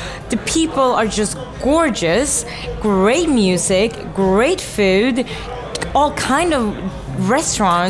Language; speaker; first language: English; non-native, fluent; Swedish